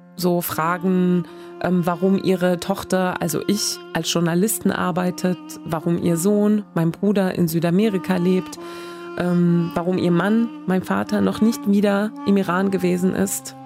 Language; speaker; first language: German; early bilingual, other home language; Swedish